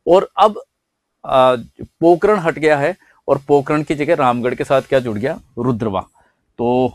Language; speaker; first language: Hindi; native; Hindi